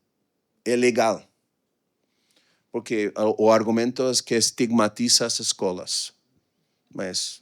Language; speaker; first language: Portuguese; non-native, fluent; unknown